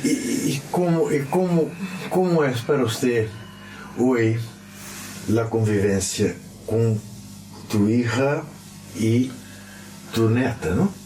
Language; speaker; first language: Spanish; non-native, learner; Portuguese